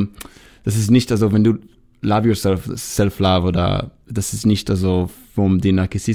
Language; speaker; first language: German; non-native, learner; Hebrew